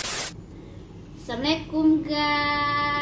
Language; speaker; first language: Indonesian; native; Indonesian